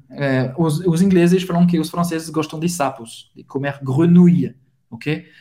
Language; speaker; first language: Portuguese; non-native, fluent; French